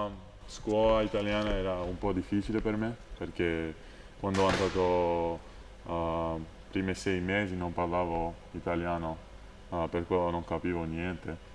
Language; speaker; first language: Italian; non-native, learner; Georgian